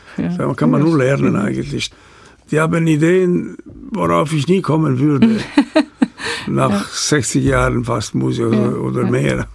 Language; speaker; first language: German; non-native, local second language; Italian